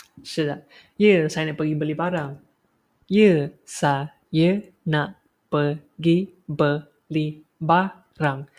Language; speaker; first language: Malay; non-native, local second language; Chinese